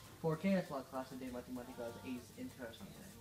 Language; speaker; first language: Spanish; non-native, learner; English